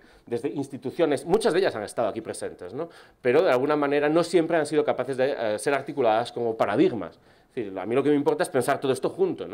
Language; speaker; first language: Spanish; native; Spanish